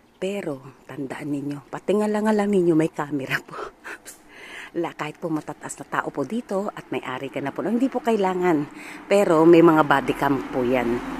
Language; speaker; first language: Filipino; native; Filipino